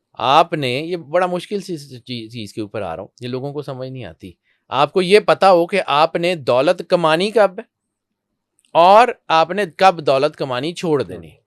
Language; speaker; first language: Urdu; non-native, local second language; Punjabi